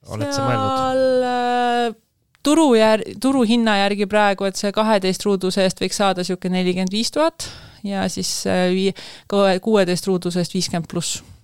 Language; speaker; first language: Estonian; native; Estonian